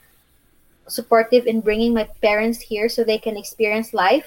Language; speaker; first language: English; non-native, local second language; Cebuano